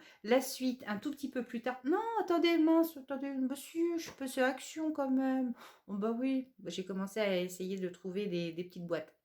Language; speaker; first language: French; native; French